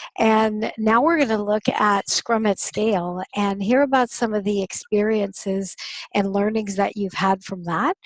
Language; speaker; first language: English; native; English